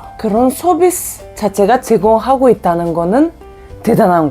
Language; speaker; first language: Korean; non-native, fluent; Bulgarian